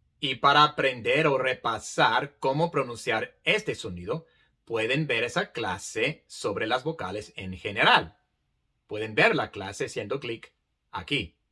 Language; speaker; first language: Spanish; non-native, fluent; English